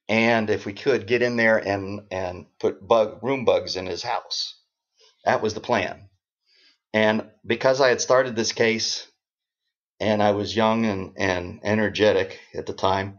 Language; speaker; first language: English; native; English